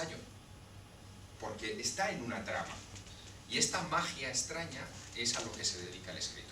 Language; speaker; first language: Spanish; native; Spanish